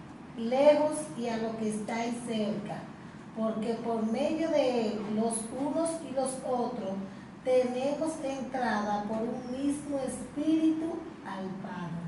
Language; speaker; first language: Spanish; native; Spanish